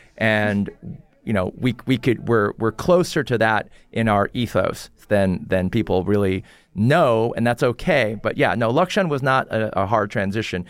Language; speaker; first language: English; early bilingual, other home language; Korean